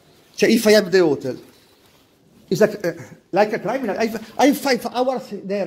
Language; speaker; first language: English; non-native, learner; Italian